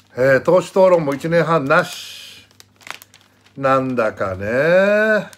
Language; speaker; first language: Japanese; native; Japanese